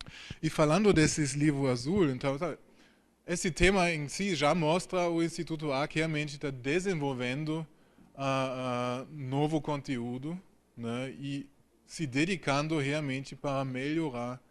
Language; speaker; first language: Portuguese; non-native, fluent; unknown